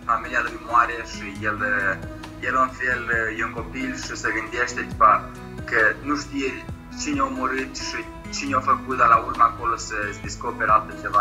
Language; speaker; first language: Romanian; early bilingual, heritage; Romanian